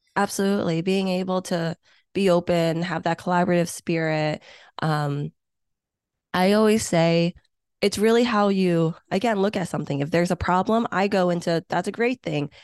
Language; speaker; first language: English; early bilingual, other home language; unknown